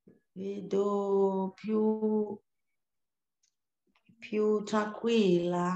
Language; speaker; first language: Italian; non-native, learner; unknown